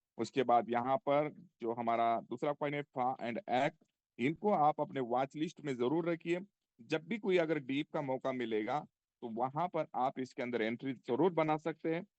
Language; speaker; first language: Hindi; non-native, local second language; Marathi